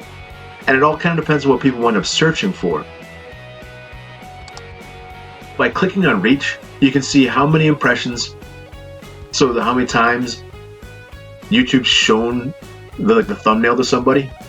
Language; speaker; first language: English; native; English